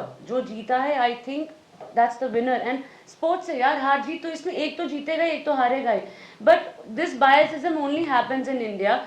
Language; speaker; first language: Hindi; native; Hindi